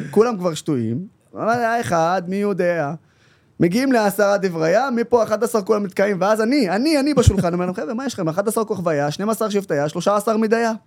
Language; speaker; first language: Hebrew; non-native, local second language; Arabic